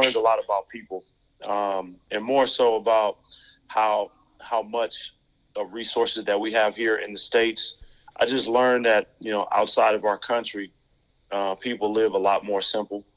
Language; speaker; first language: English; native; English